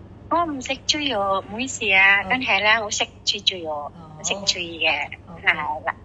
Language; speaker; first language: Cantonese; non-native, learner; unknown